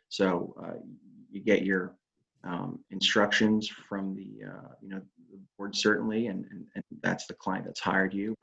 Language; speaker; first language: English; native; English